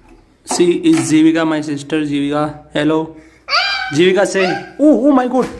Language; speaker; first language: English; non-native, learner; Hindi